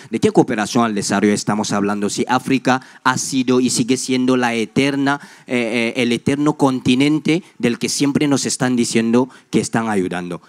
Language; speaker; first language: Spanish; non-native, fluent; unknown